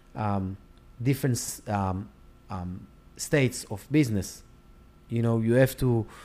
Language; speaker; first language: English; non-native, fluent; Hebrew